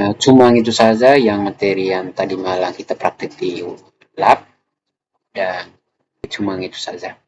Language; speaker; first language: Indonesian; non-native, local second language; Tetum